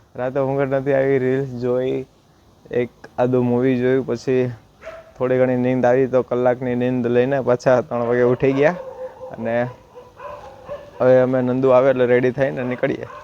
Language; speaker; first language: Gujarati; native; Gujarati